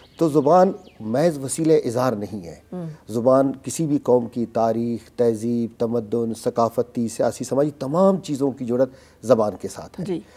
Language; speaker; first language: Urdu; non-native, local second language; Baluchi